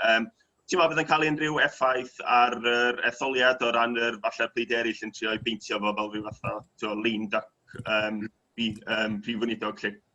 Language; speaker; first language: Welsh; native; Welsh